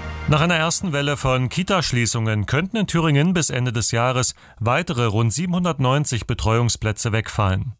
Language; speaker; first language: German; native; German